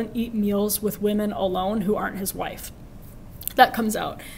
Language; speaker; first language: English; native; English